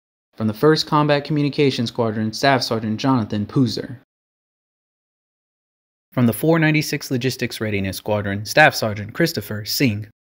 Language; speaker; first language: English; native; English